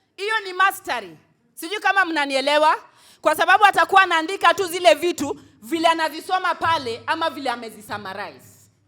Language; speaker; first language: Swahili; non-native, local second language; Luo (Kenya and Tanzania)